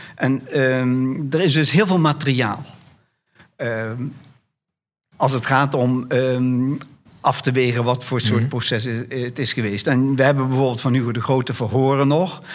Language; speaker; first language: Dutch; native; Dutch